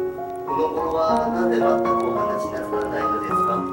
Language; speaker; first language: Japanese; native; Japanese